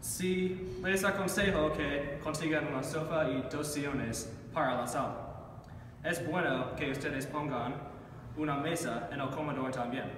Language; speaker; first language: Spanish; non-native, learner; English